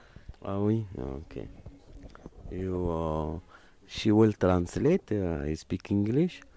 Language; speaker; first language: English; non-native, learner; Arabic